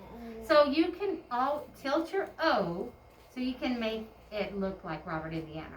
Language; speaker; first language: English; native; English